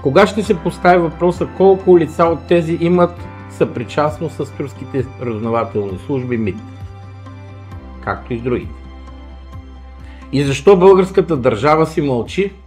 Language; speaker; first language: Bulgarian; native; Bulgarian